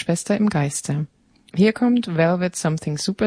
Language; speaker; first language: German; native; German